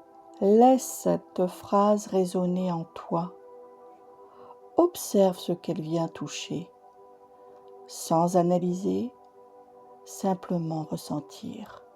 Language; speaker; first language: French; native; French